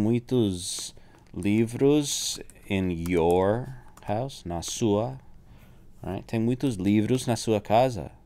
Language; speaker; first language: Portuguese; non-native, fluent; English